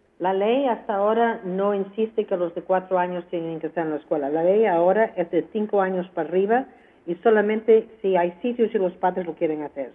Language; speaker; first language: Spanish; early bilingual, heritage; Spanish